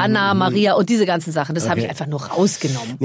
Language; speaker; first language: German; native; German